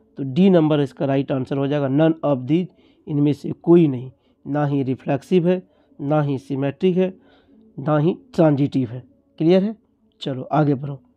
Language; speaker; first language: Hindi; native; Hindi